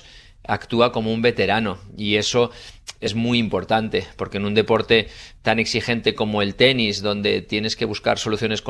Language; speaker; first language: Spanish; native; Spanish